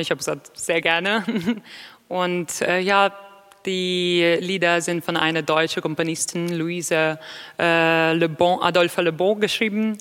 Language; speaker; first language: German; non-native, fluent; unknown